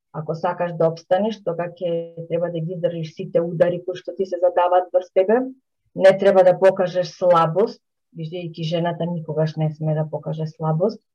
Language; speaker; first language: Macedonian; native; Macedonian